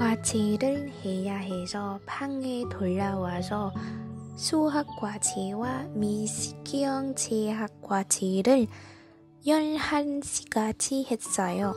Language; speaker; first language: Korean; non-native, learner; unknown